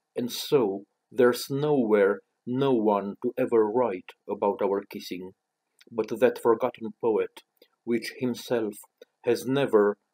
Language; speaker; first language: English; non-native, fluent; Romanian